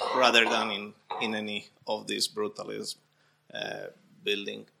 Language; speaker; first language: English; non-native, fluent; Spanish